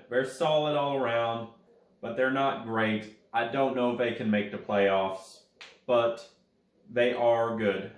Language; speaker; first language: English; native; English